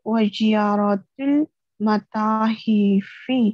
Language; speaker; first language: Arabic; non-native, learner; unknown